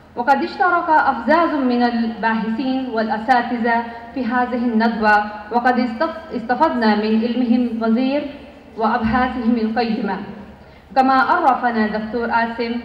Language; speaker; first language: Arabic; non-native, fluent; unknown